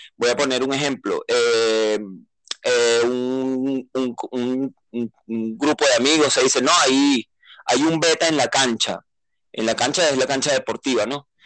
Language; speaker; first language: Spanish; native; Spanish